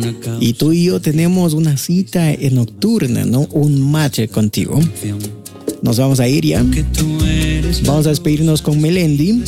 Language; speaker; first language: Spanish; native; Spanish